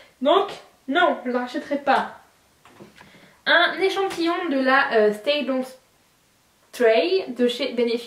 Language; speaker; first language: French; native; French